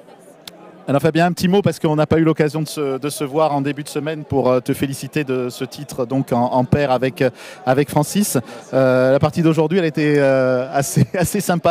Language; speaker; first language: French; native; French